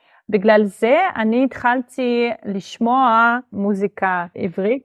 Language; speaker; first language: Hebrew; non-native, fluent; Russian